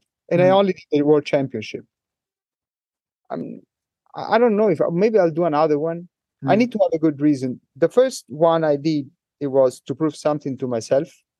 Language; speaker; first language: English; non-native, fluent; Italian